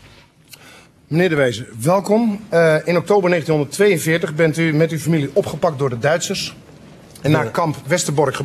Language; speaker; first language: Dutch; native; Dutch